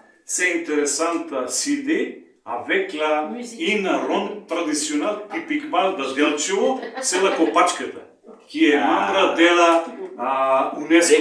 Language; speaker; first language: French; non-native, learner; Macedonian